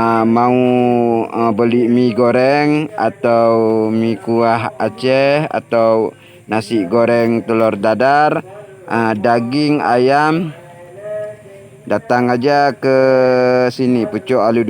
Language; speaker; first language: Indonesian; non-native, local second language; Achinese